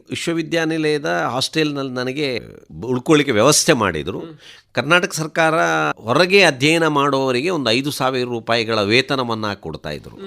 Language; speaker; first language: Kannada; non-native, local second language; Tulu